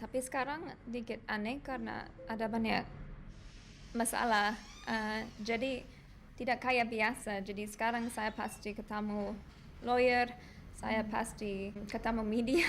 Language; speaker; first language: Indonesian; non-native, learner; English